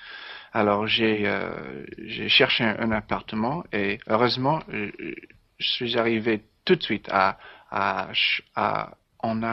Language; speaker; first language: French; non-native, learner; English